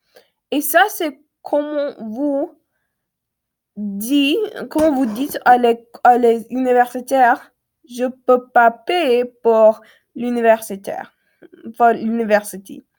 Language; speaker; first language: French; non-native, learner; English